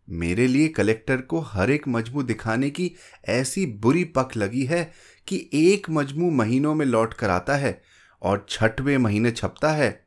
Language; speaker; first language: Hindi; native; Hindi